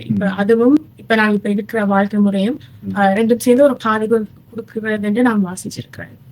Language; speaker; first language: Tamil; early bilingual, heritage; Tamil